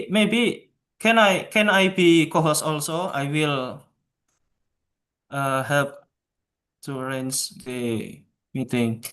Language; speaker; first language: English; non-native, local second language; Javanese